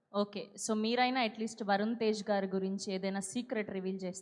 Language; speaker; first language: Telugu; native; Telugu